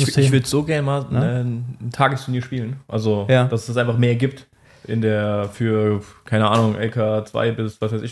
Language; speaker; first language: German; native; German